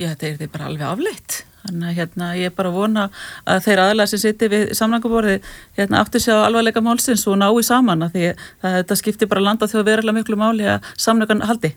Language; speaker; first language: Icelandic; native; Icelandic